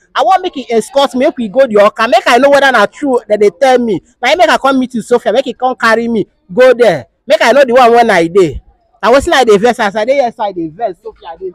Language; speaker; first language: Nigerian Pidgin; non-native, local second language; Igbo